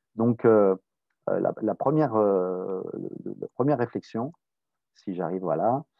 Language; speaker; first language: French; native; French